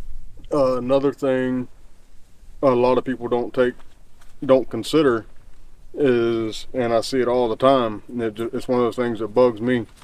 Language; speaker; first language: English; native; English